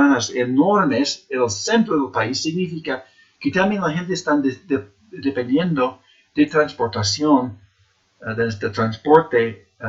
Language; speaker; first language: Spanish; non-native, fluent; English